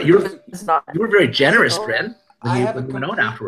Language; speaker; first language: English; native; English